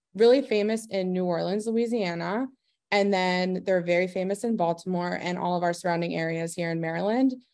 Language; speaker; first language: English; native; English